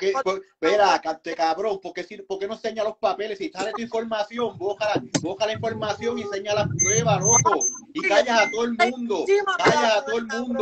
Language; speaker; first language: Spanish; native; Spanish